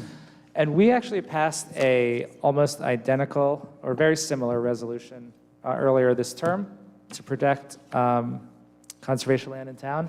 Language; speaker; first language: English; native; English